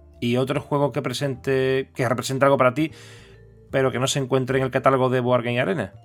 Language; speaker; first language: Spanish; native; Spanish